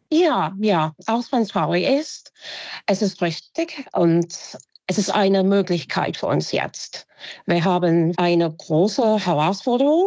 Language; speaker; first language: German; non-native, fluent; English